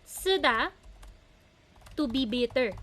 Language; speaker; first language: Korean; non-native, fluent; Filipino